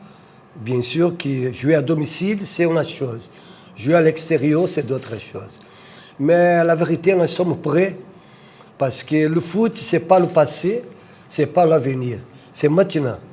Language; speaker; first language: French; non-native, fluent; Portuguese